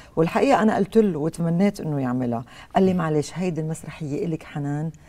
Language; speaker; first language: Arabic; native; Arabic